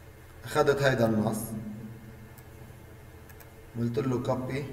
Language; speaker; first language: Arabic; native; Arabic